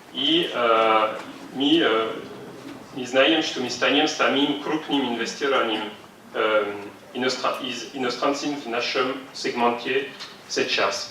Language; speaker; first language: Russian; non-native, fluent; French